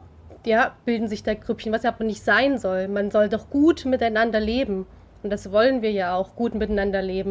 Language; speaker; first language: German; native; German